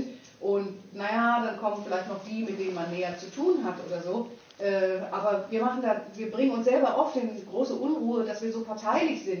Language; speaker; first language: German; native; German